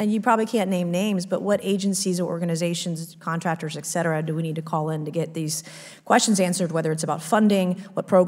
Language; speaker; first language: English; native; English